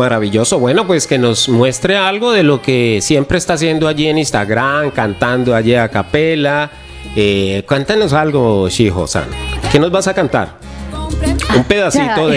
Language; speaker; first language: Spanish; native; Spanish